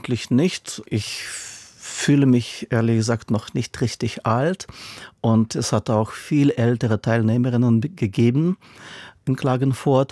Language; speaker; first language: German; non-native, fluent; Russian